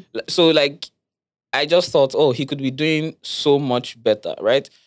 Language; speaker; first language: English; non-native, local second language; Yoruba